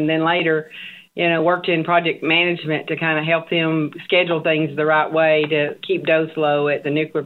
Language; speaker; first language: English; native; English